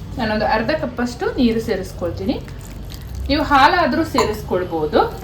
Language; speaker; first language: Kannada; non-native, local second language; Kodava